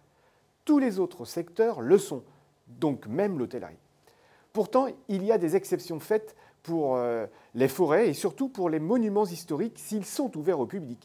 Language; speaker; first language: French; native; French